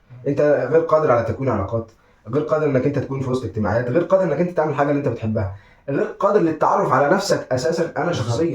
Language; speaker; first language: Arabic; native; Arabic